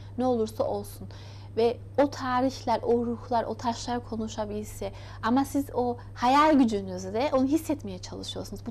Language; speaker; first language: Turkish; early bilingual, heritage; Turkish